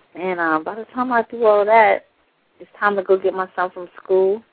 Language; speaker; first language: English; native; English